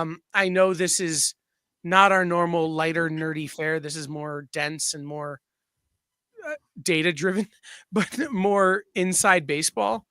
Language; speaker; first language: English; native; English